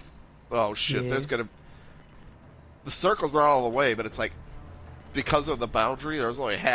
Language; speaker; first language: English; native; English